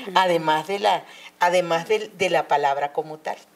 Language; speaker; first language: Spanish; native; Spanish